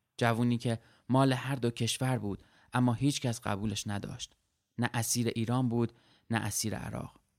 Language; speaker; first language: Persian; early bilingual, other home language; Arabic